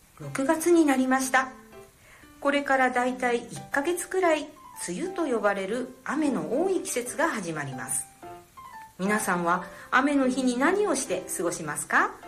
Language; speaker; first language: Japanese; native; Japanese